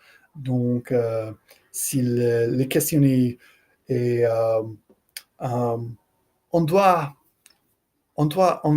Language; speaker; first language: French; non-native, learner; English